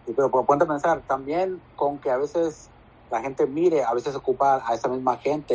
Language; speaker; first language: Spanish; native; Spanish